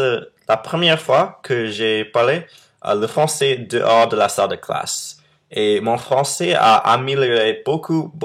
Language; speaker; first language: French; non-native, fluent; English